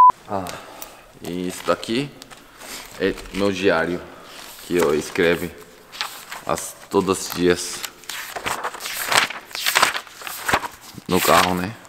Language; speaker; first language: Portuguese; non-native, learner; Korean